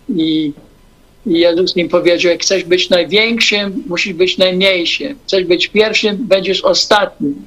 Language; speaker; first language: Polish; non-native, fluent; English